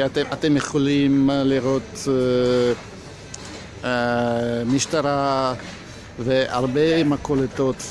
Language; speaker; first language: Hebrew; non-native, fluent; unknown